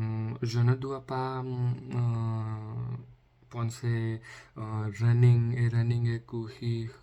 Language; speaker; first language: French; non-native, learner; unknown